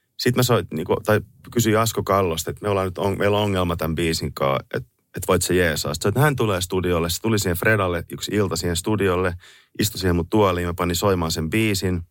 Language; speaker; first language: Finnish; native; Finnish